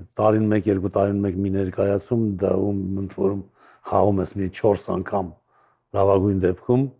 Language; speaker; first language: Armenian; native; Armenian